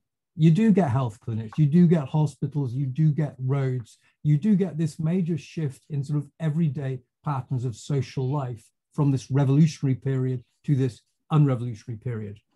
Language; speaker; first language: English; native; English